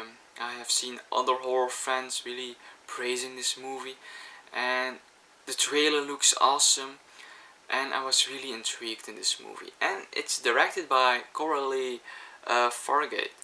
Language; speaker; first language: English; non-native, fluent; Dutch